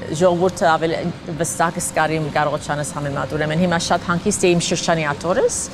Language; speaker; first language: Armenian; early bilingual, heritage; Armenian